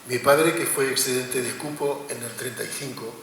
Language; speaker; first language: Spanish; non-native, local second language; Catalan